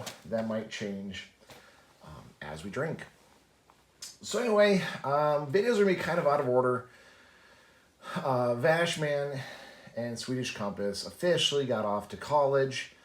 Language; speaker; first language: English; native; English